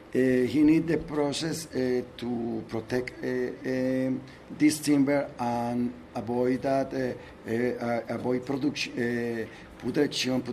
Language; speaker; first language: English; non-native, learner; Spanish